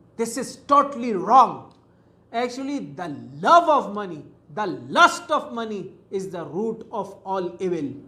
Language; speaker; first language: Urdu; native; Urdu